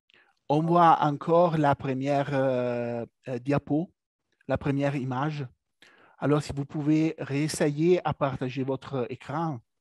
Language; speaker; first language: French; non-native, fluent; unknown